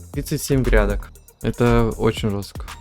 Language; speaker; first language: Russian; native; Russian